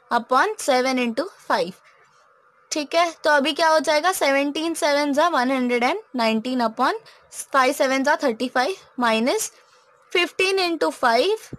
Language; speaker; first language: Hindi; non-native, local second language; Marathi